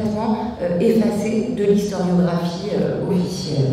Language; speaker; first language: French; native; French